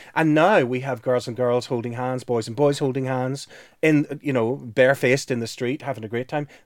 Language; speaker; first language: English; native; English